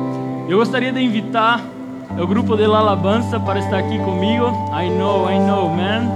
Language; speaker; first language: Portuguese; non-native, learner; Spanish